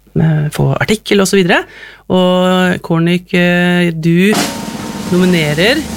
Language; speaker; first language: Norwegian; native; Norwegian